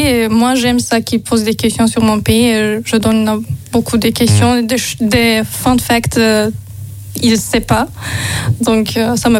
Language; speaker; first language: French; non-native, learner; Azerbaijani